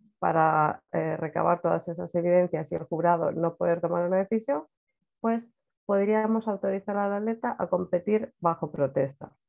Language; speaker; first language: Spanish; native; Spanish